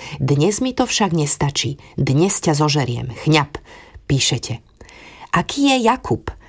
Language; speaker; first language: Slovak; native; Slovak